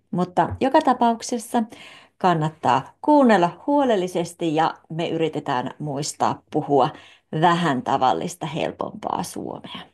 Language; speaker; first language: Finnish; native; Finnish